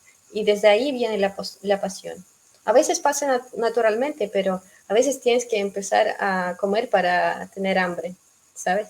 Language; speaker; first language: Spanish; non-native, fluent; Russian